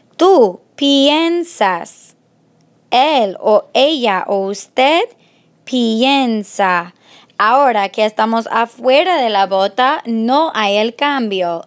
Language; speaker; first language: Spanish; non-native, fluent; English